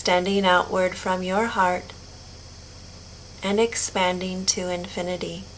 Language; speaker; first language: English; native; English